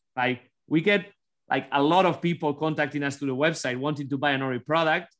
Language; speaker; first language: English; non-native, fluent; Spanish